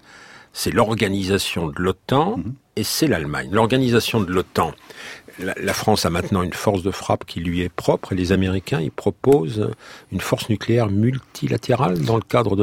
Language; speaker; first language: French; native; French